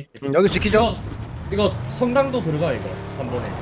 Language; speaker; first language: Korean; native; Korean